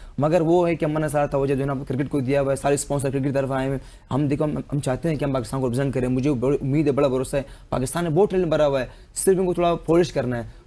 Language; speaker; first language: Urdu; non-native, local second language; Pashto